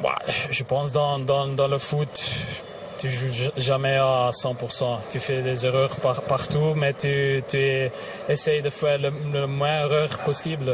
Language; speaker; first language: French; non-native, local second language; Dutch